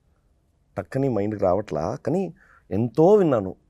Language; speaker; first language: Telugu; non-native, fluent; Tamil